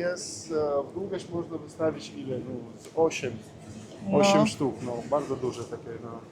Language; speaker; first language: Polish; non-native, learner; Russian